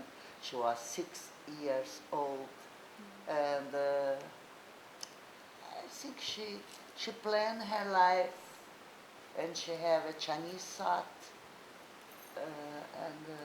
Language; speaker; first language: English; non-native, learner; Portuguese